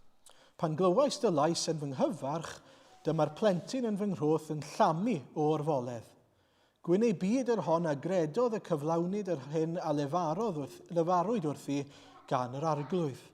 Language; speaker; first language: Welsh; native; Welsh